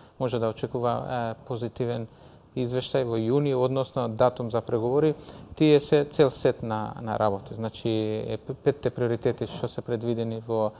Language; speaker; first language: Macedonian; non-native, local second language; Albanian